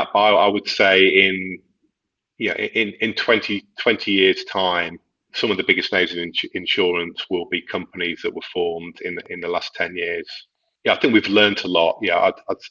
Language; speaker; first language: English; native; English